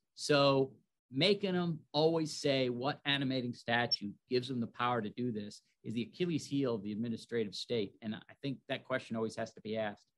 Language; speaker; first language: English; native; English